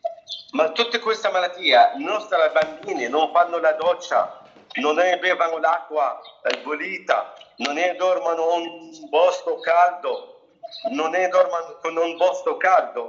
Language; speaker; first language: Italian; non-native, learner; Arabic